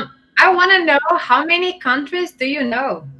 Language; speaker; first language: English; non-native, learner; Portuguese